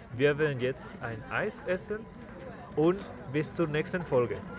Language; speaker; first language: German; non-native, fluent; Spanish